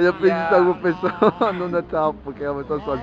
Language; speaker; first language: Portuguese; non-native, learner; English